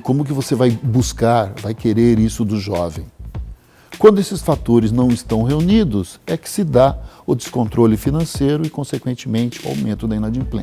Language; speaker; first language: Portuguese; native; Portuguese